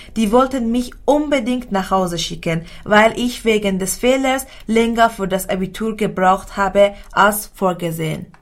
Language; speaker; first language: German; non-native, fluent; Persian